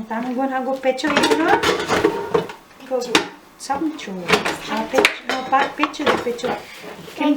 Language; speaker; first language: Korean; non-native, learner; Filipino